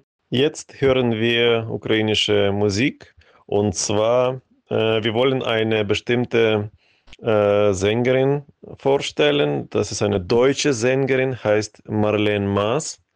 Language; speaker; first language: German; non-native, fluent; Ukrainian